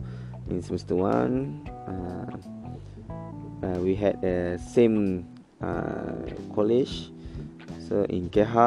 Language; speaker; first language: English; non-native, learner; Malay